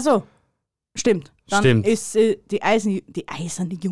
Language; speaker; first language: German; native; German